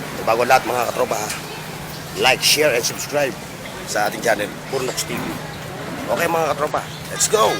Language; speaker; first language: Filipino; non-native, local second language; Waray